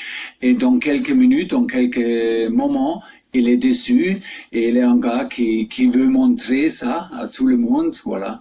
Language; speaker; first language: French; non-native, fluent; German